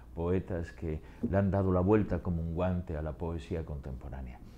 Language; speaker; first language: Spanish; native; Spanish